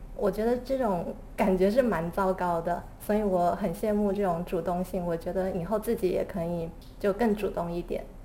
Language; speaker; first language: Chinese; native; Chinese